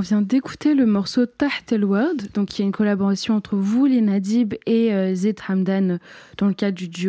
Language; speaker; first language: French; early bilingual, other home language; Arabic